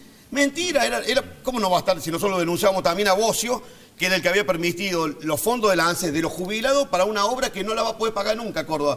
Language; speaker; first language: Spanish; native; Spanish